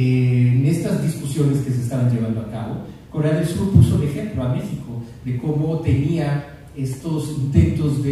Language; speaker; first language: Spanish; native; Spanish